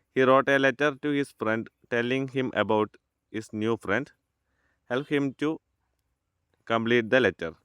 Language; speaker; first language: English; non-native, local second language; Malayalam